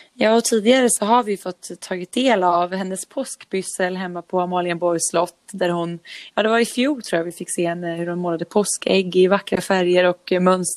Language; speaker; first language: Swedish; native; Swedish